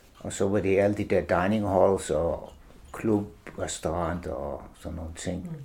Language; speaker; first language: Danish; non-native, fluent; English